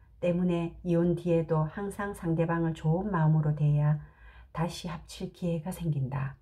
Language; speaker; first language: Korean; native; Korean